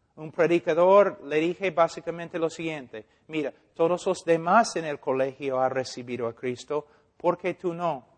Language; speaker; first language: Spanish; non-native, fluent; English